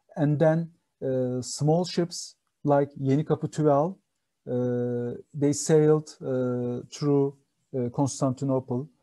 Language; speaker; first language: English; non-native, fluent; Turkish